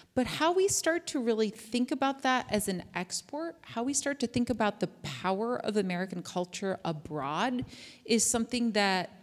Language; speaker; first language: English; native; English